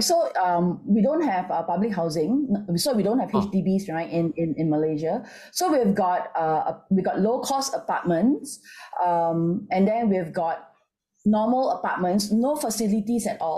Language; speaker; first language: English; non-native, local second language; Min Nan Chinese